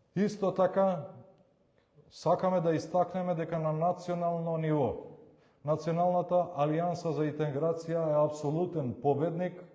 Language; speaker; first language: Macedonian; non-native, local second language; Albanian